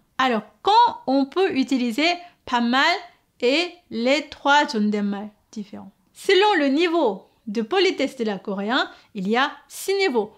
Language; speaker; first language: French; non-native, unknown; Korean